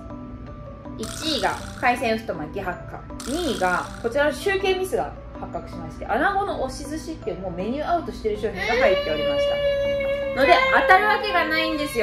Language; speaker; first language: Japanese; native; Japanese